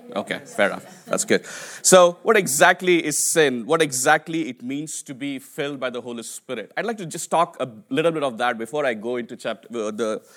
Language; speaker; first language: English; non-native, local second language; Telugu